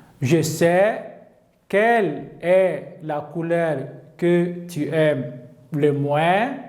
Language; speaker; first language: French; non-native, learner; Turkish